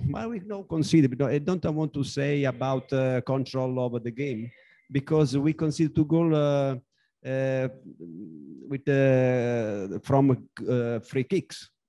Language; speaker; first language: English; non-native, learner; Italian